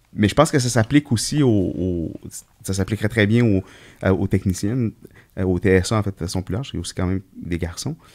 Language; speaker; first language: French; native; French